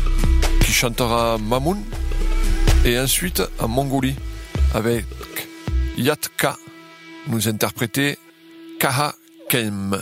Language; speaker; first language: French; native; French